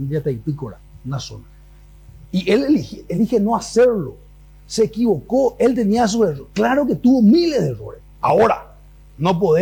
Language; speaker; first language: Spanish; native; Spanish